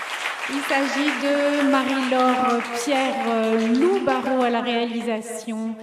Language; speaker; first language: French; native; French